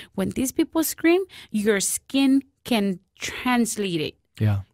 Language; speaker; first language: English; non-native, fluent; Spanish